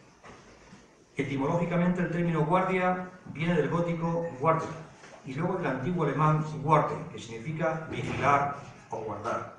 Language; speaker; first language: Spanish; native; Spanish